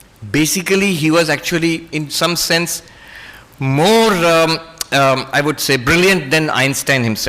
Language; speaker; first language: English; non-native, local second language; Bangla